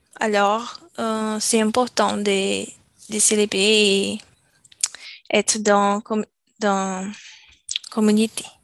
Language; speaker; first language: French; non-native, learner; Portuguese